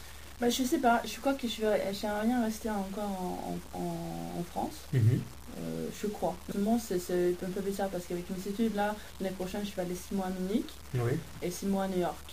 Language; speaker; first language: French; non-native, fluent; Swedish